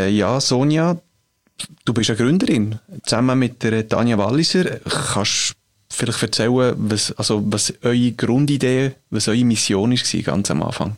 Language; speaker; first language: German; native; German